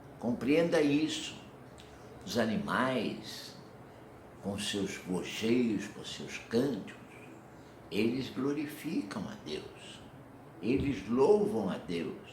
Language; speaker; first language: Portuguese; native; Portuguese